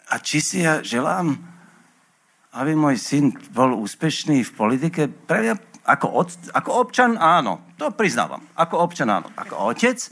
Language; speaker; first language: Slovak; native; Slovak